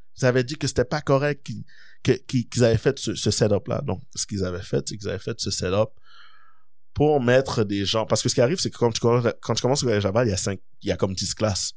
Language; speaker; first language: French; early bilingual, other home language; Kabyle